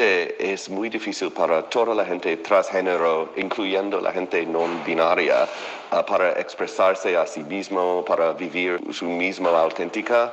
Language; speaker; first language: Spanish; non-native, fluent; English